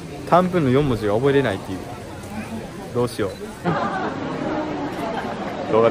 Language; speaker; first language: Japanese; native; Japanese